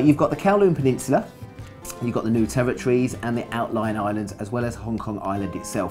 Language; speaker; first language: English; native; English